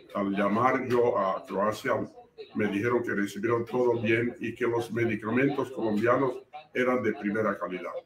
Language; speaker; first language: Spanish; non-native, fluent; Croatian